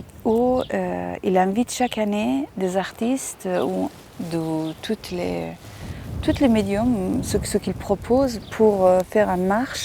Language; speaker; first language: French; non-native, fluent; Persian